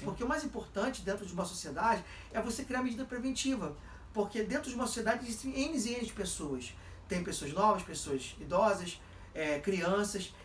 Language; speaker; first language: Portuguese; native; Portuguese